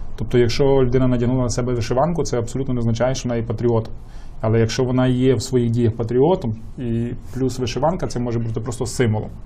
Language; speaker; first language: Ukrainian; native; Ukrainian